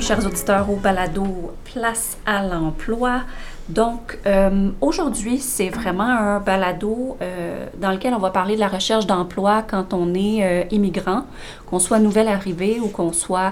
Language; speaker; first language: French; native; French